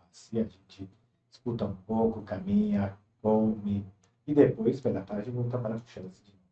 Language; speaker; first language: Portuguese; non-native, fluent; Turkish